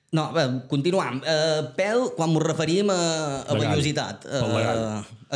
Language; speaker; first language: Catalan; native; Catalan